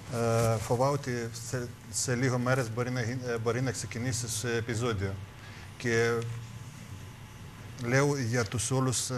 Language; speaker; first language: Greek; non-native, learner; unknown